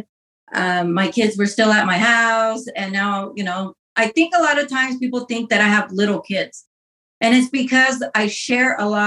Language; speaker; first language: English; native; English